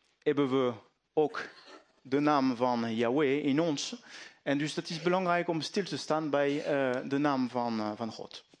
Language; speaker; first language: Dutch; non-native, fluent; French